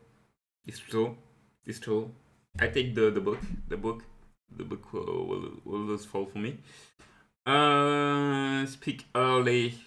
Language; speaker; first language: English; non-native, fluent; French